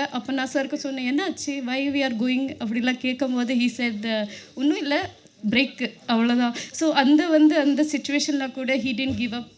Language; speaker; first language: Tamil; non-native, learner; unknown